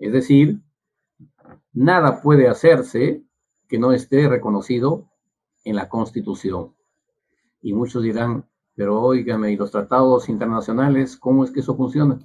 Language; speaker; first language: Spanish; native; Spanish